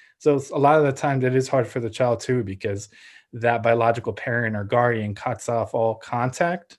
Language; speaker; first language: English; early bilingual, other home language; Ukrainian